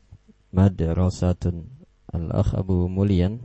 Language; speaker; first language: Arabic; non-native, fluent; Indonesian